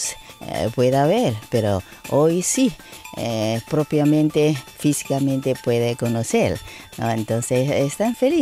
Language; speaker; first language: Spanish; non-native, fluent; Chinese